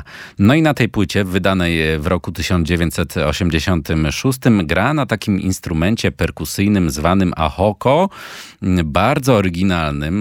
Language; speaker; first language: Polish; native; Polish